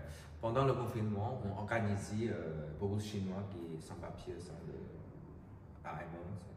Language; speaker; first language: French; non-native, learner; Chinese